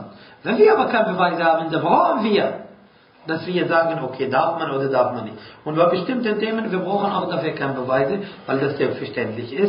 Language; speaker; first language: German; non-native, fluent; Arabic